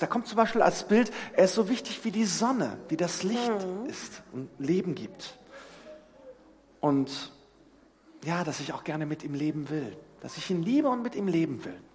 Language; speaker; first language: German; native; German